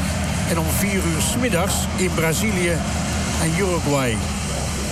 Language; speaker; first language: Dutch; native; Dutch